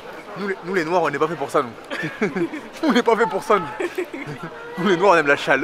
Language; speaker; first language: French; native; French